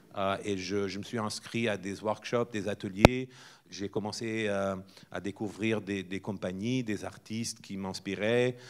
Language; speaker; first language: French; non-native, fluent; Portuguese